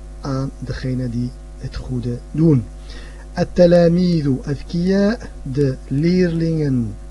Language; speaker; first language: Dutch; early bilingual, other home language; Arabic